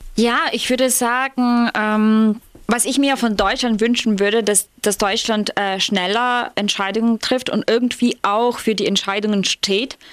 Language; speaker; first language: German; non-native, fluent; Ukrainian